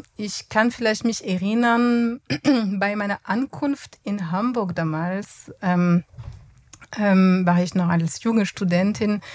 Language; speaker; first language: German; non-native, fluent; French